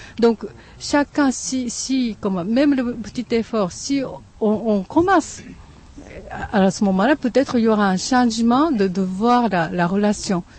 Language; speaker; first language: French; non-native, fluent; Japanese